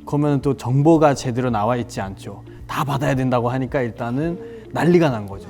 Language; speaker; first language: Korean; non-native, fluent; Nepali